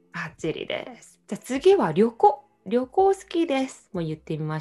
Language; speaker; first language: Japanese; non-native, fluent; Korean